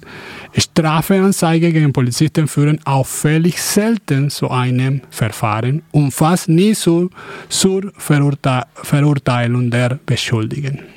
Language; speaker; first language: German; non-native, fluent; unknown